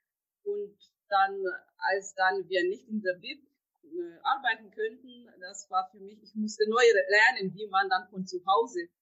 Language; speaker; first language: German; non-native, fluent; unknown